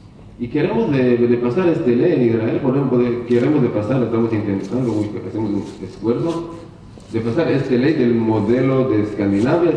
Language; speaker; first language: Spanish; non-native, learner; Hebrew